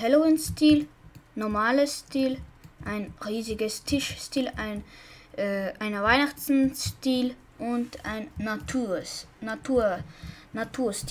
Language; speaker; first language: German; non-native, learner; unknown